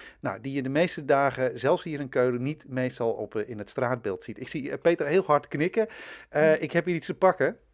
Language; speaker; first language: Dutch; native; Dutch